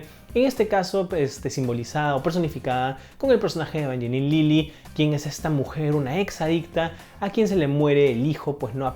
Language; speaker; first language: Spanish; native; Spanish